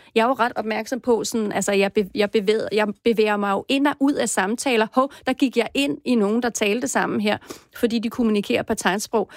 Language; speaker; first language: Danish; native; Danish